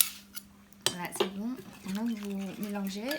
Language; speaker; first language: French; non-native, learner; Khmer